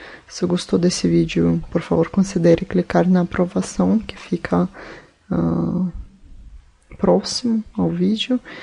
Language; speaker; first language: Portuguese; non-native, fluent; Russian